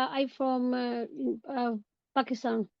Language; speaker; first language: English; non-native, learner; Urdu